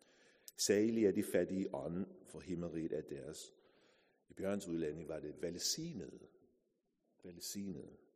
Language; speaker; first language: Danish; non-native, fluent; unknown